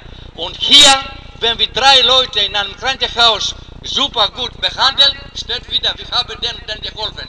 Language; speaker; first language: German; non-native, fluent; Greek